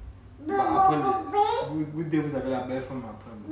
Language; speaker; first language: French; non-native, local second language; Haitian Creole